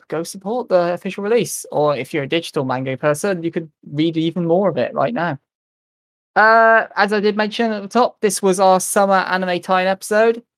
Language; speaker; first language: English; native; English